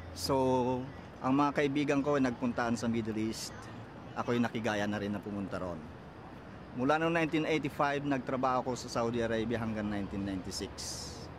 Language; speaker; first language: Filipino; non-native, local second language; Iloko